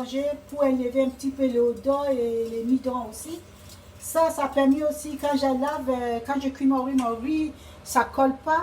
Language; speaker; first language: French; non-native, learner; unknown